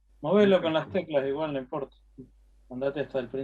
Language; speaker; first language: Spanish; native; Spanish